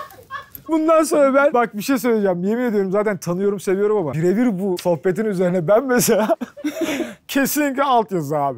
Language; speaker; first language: Turkish; native; Turkish